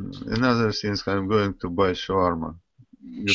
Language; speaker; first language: English; non-native, learner; Russian